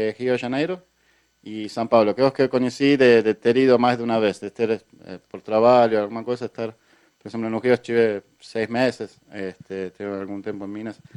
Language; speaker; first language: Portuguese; non-native, fluent; Spanish